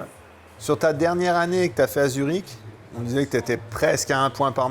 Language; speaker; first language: French; native; French